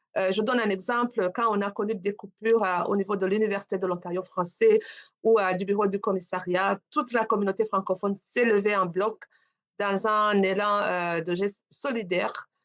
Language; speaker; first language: French; non-native, local second language; Rundi